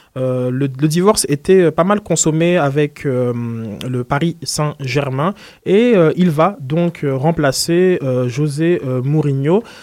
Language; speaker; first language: French; native; French